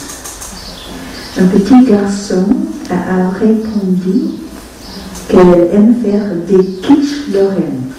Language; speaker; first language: French; non-native, fluent; Vietnamese